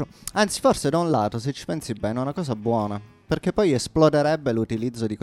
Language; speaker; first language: Italian; native; Italian